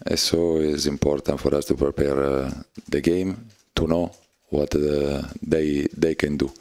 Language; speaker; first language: English; non-native, learner; Italian